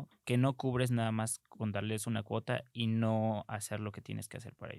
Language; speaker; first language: Spanish; native; Spanish